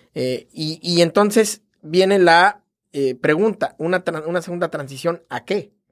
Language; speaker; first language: Spanish; native; Spanish